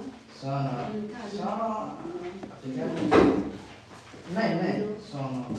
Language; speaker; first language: Italian; non-native, learner; Somali